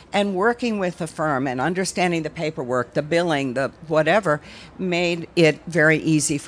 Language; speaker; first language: English; native; English